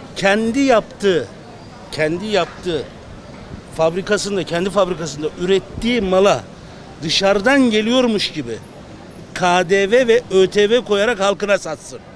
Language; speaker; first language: Turkish; native; Turkish